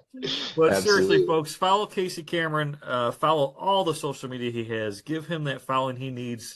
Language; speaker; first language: English; native; English